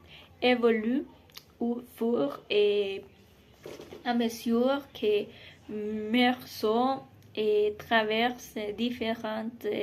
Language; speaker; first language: French; non-native, learner; Spanish